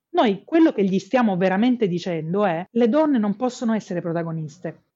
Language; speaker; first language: Italian; native; Italian